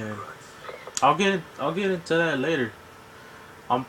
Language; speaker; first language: English; native; English